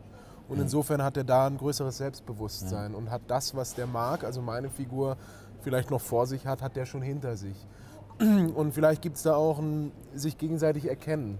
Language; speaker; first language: German; native; German